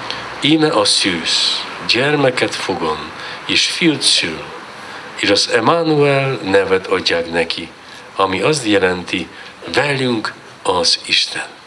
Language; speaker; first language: Hungarian; non-native, learner; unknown